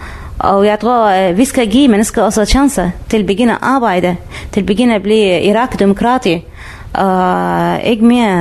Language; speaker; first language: Danish; non-native, learner; Arabic